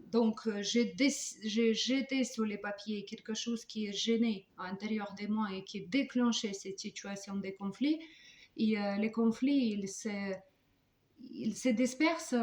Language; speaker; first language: French; non-native, fluent; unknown